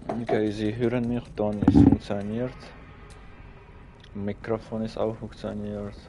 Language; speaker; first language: German; non-native, learner; Russian